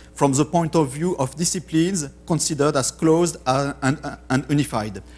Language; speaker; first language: English; non-native, fluent; French